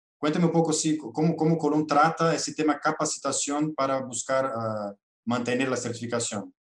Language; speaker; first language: Spanish; non-native, fluent; Portuguese